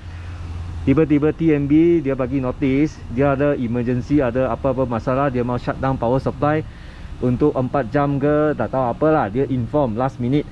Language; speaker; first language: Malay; non-native, local second language; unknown